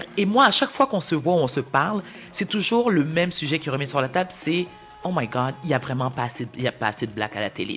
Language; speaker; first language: French; native; French